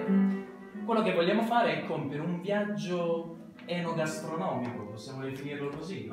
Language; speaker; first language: Italian; native; Italian